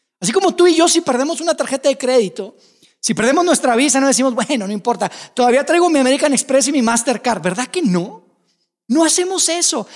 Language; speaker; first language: Spanish; native; Spanish